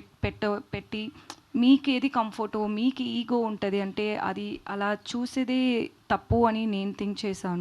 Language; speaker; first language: Telugu; non-native, learner; Tamil